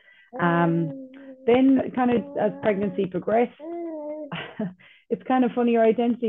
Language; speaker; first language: English; native; English